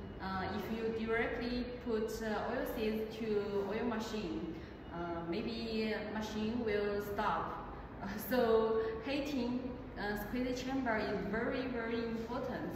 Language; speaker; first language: English; non-native, learner; Chinese